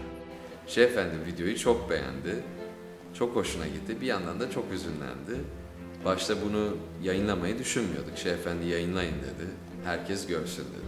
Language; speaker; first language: Turkish; native; Turkish